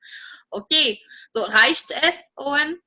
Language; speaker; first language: German; non-native, fluent; French